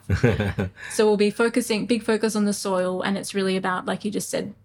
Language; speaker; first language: English; native; English